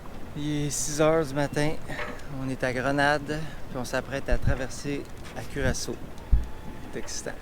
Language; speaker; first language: French; native; French